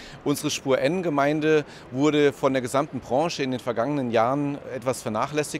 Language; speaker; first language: German; native; German